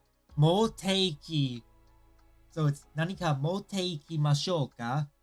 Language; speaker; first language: Japanese; non-native, learner; English